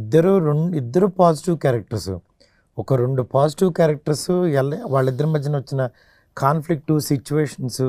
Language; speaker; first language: Telugu; native; Telugu